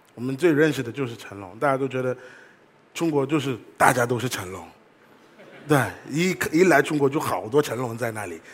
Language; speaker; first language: Chinese; non-native, fluent; English